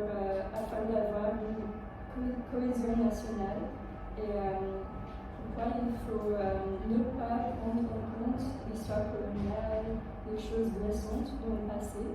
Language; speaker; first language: French; non-native, fluent; English